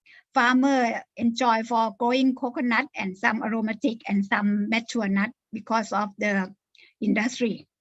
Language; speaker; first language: English; non-native, learner; Thai